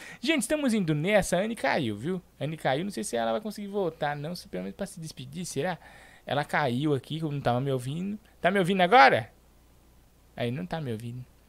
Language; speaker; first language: Portuguese; native; Portuguese